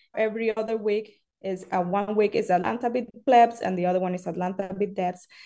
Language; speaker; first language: English; non-native, fluent; Spanish